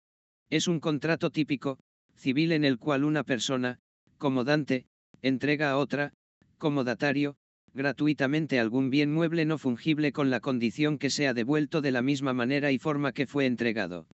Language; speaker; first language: Spanish; native; Spanish